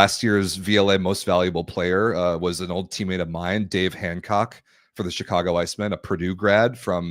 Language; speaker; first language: English; native; English